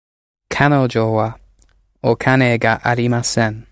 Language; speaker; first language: Japanese; non-native, learner; English